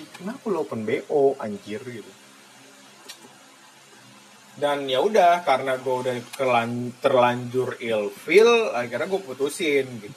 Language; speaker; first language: Indonesian; native; Indonesian